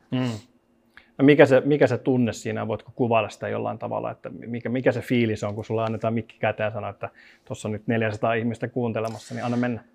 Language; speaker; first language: Finnish; non-native, local second language; Swedish